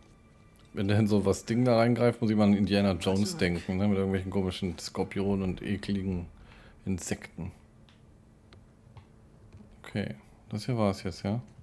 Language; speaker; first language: German; native; German